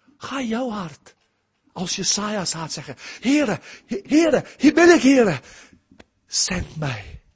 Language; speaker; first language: Dutch; early bilingual, heritage; Dutch